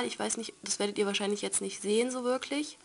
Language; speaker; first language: German; native; German